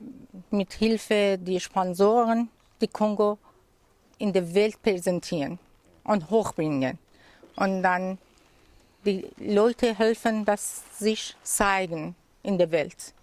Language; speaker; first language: German; non-native, learner; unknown